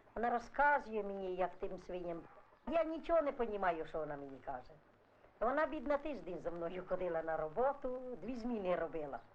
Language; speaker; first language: Ukrainian; non-native, fluent; Italian